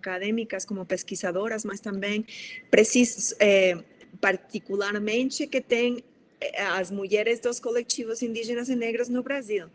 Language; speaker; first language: Portuguese; non-native, fluent; Spanish